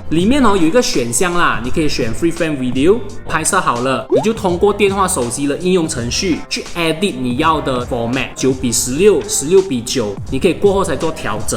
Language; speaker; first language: Chinese; native; Chinese